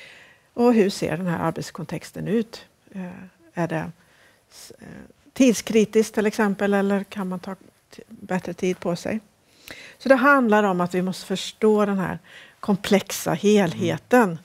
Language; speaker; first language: Swedish; native; Swedish